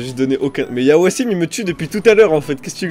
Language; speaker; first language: French; native; French